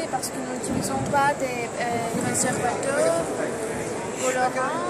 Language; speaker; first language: French; non-native, fluent; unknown